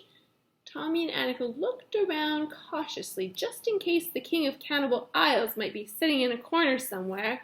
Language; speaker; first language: English; native; English